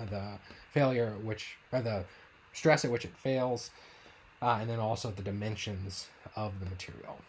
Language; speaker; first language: English; native; English